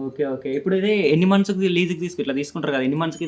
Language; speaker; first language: Telugu; native; Telugu